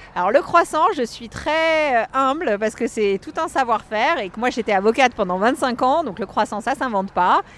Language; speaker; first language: French; native; French